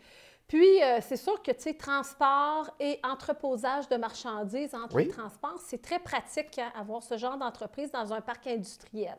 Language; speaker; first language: French; native; French